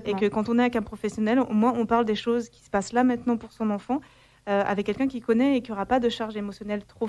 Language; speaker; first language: French; native; French